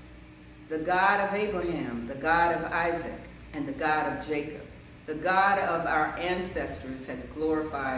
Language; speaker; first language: English; native; English